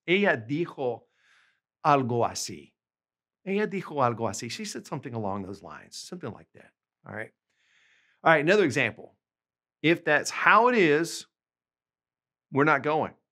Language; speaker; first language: English; native; English